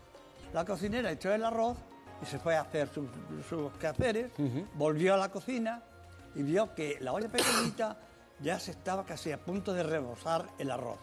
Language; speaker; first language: Spanish; native; Spanish